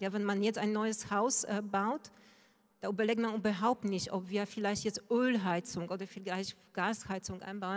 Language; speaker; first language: German; non-native, fluent; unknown